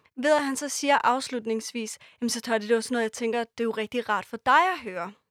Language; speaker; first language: Danish; early bilingual, other home language; Persian